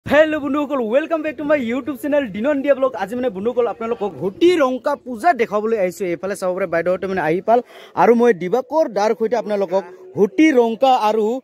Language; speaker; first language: Assamese; non-native, local second language; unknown